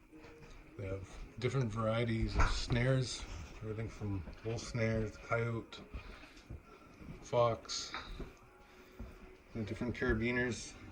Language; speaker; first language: English; native; English